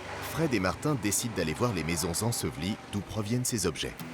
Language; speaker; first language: French; native; French